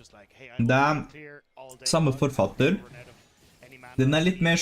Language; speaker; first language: Norwegian; native; Norwegian